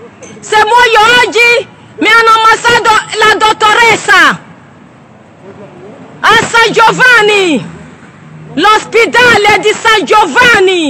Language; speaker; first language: Italian; non-native, learner; Nigerian Pidgin